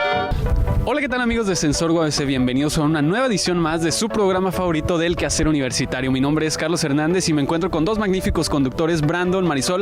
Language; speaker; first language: Spanish; native; Spanish